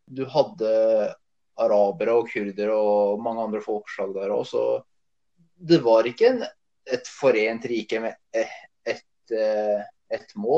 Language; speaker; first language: Norwegian; early bilingual, other home language; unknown